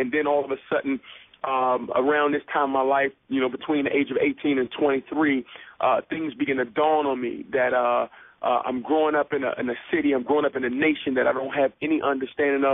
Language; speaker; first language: English; native; English